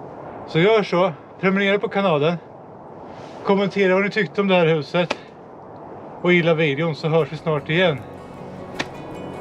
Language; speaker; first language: Swedish; native; Swedish